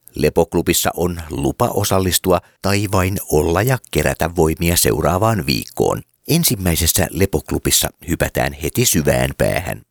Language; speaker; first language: Finnish; native; Finnish